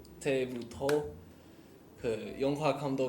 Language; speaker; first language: Korean; non-native, learner; English